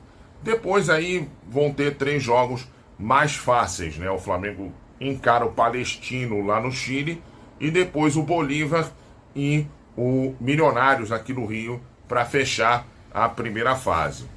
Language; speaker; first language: Portuguese; native; Portuguese